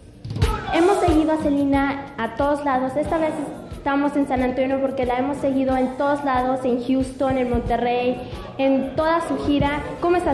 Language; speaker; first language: Spanish; native; Spanish